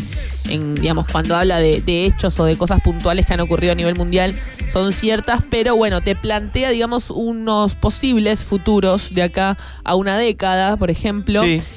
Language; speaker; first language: Spanish; native; Spanish